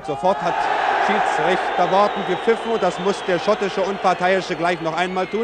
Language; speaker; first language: German; native; German